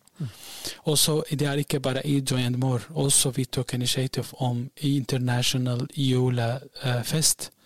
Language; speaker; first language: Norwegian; non-native, learner; Arabic